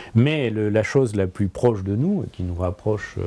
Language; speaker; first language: French; native; French